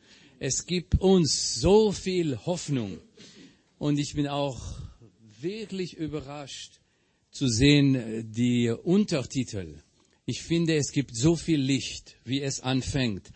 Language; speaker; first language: German; non-native, fluent; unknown